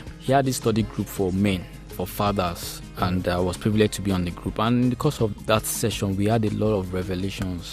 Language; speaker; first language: English; non-native, local second language; Yoruba